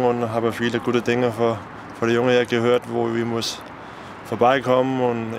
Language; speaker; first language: German; non-native, learner; Danish